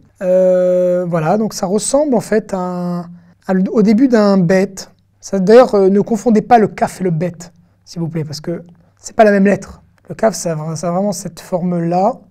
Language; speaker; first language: French; native; French